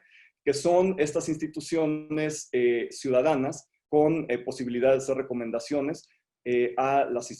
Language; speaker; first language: Spanish; native; Spanish